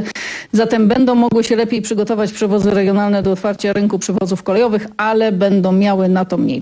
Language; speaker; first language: Polish; native; Polish